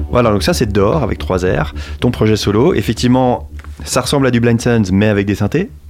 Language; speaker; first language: French; native; French